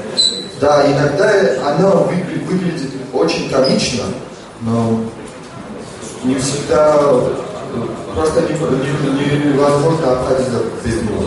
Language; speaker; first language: Russian; non-native, fluent; Georgian